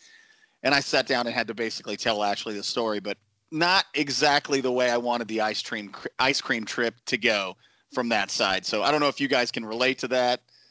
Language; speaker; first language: English; native; English